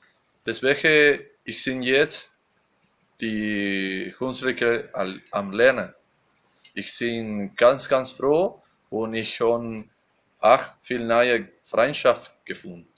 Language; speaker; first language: German; early bilingual, heritage; Spanish